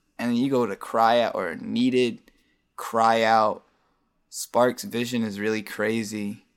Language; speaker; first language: English; native; English